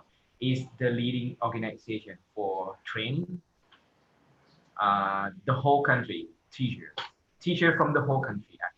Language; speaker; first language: English; non-native, fluent; Thai